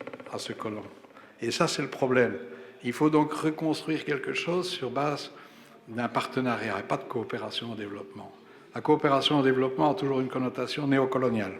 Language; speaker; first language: French; native; French